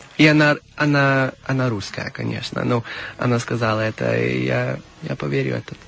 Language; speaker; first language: Russian; non-native, learner; English